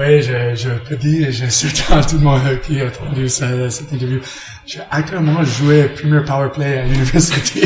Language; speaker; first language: French; non-native, learner; English